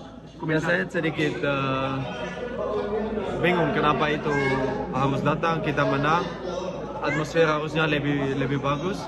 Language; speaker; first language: Indonesian; non-native, fluent; Dutch